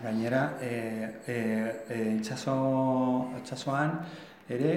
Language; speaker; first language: Basque; non-native, learner; Spanish